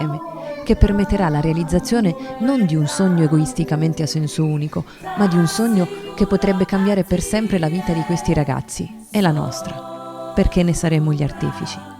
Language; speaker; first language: Italian; native; Italian